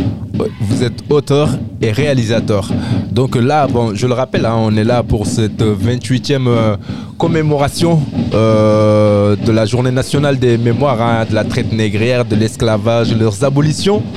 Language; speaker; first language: French; native; French